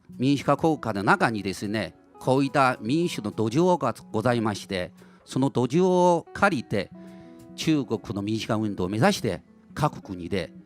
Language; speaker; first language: Japanese; non-native, fluent; Chinese